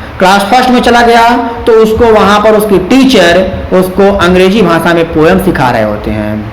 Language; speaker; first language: Hindi; native; Hindi